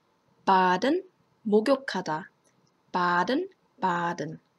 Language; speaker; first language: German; non-native, fluent; Korean